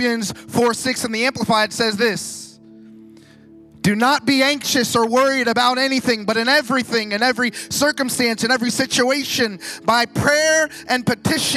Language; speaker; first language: English; native; English